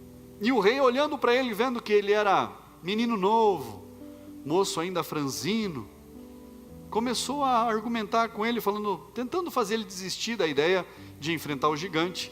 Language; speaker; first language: Portuguese; native; Portuguese